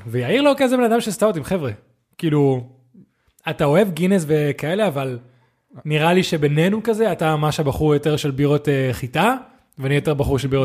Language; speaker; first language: Hebrew; non-native, fluent; English